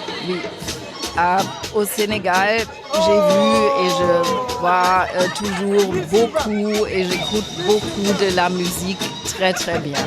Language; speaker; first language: French; non-native, fluent; German